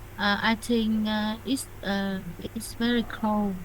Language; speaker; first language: English; non-native, learner; Vietnamese